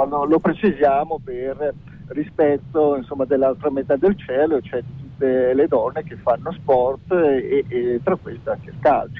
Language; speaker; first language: Italian; early bilingual, other home language; Chinese